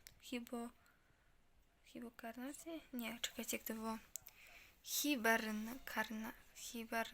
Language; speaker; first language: Polish; native; Polish